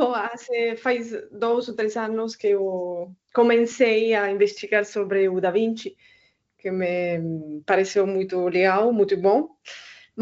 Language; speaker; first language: Portuguese; non-native, learner; Spanish